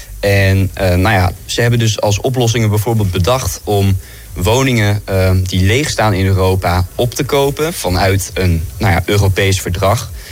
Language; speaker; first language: Dutch; native; Dutch